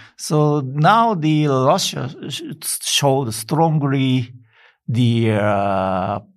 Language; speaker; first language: English; non-native, learner; Japanese